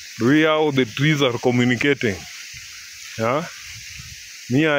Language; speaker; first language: English; non-native, local second language; Luo (Kenya and Tanzania)